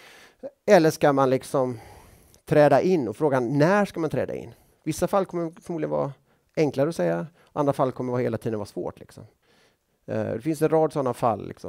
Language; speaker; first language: Swedish; native; Swedish